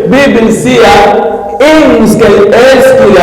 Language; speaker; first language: Danish; early bilingual, other home language; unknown